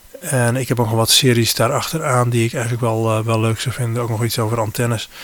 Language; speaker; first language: Dutch; native; Dutch